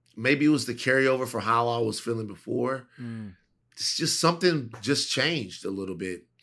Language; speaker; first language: English; native; English